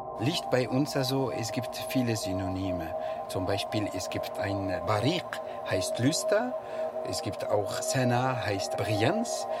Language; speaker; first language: German; non-native, fluent; Arabic